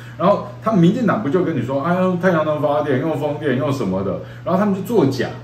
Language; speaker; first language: Chinese; native; Chinese